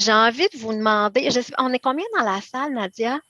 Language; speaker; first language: French; native; French